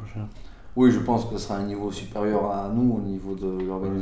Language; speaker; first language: French; native; French